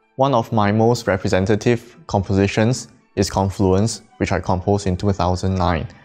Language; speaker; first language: English; non-native, local second language; Chinese